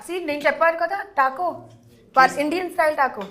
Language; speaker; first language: Telugu; non-native, local second language; Hindi